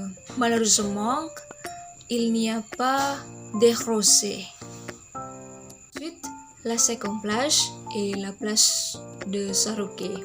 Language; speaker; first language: French; non-native, learner; Indonesian